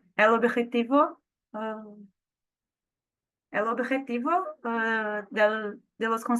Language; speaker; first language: Spanish; non-native, fluent; Portuguese